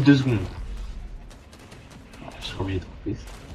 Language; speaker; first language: French; native; French